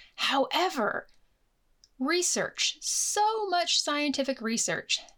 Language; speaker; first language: English; native; English